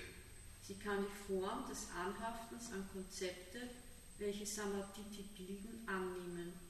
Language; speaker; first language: German; native; German